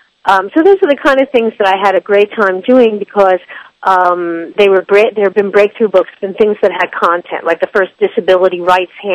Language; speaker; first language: English; native; English